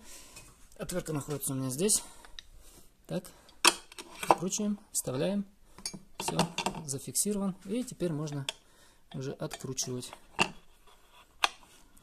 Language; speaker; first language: Russian; native; Russian